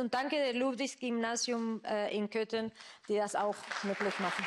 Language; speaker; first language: German; non-native, fluent; Spanish